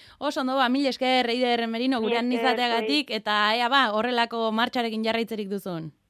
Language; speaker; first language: Basque; native; Basque